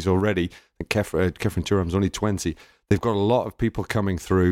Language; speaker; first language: English; native; English